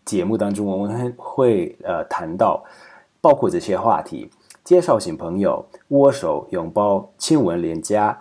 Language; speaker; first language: Chinese; non-native, fluent; Slovak